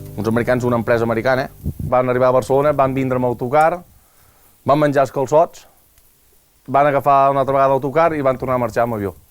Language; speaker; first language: Catalan; native; Catalan